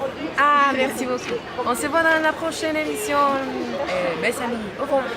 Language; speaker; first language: French; non-native, fluent; Spanish